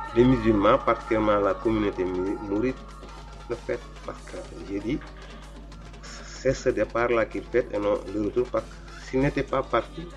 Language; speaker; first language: French; non-native, local second language; Wolof